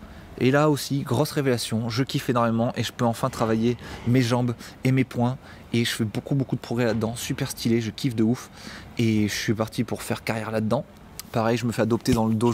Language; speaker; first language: French; native; French